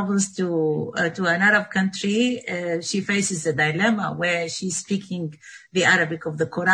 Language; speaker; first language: English; non-native, fluent; Arabic